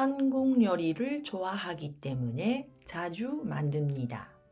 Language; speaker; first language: Korean; early bilingual, heritage; Japanese